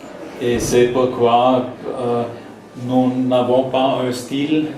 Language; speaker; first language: French; non-native, learner; German